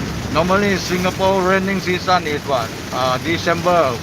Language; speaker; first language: English; non-native, learner; Thai